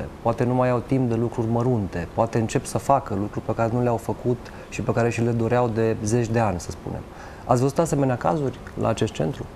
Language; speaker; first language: Romanian; native; Romanian